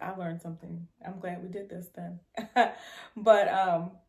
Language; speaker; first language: English; native; English